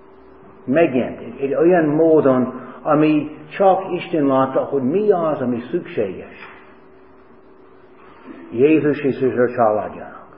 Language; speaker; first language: Hungarian; non-native, fluent; English